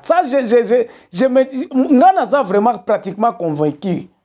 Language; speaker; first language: French; non-native, local second language; Lingala